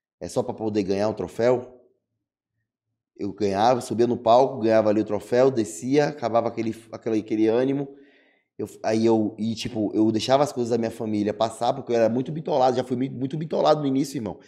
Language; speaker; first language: Portuguese; native; Portuguese